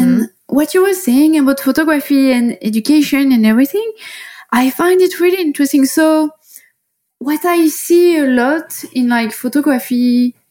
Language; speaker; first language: English; non-native, fluent; French